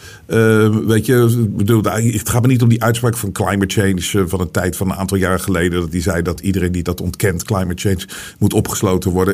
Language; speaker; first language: Dutch; native; Dutch